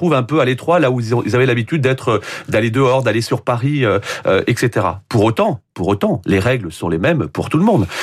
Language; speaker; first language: French; native; French